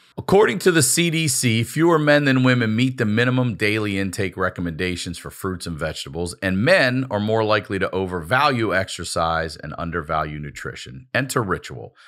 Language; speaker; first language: English; native; English